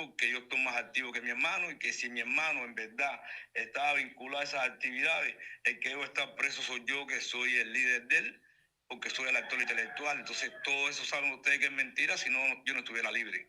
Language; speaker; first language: Spanish; native; Spanish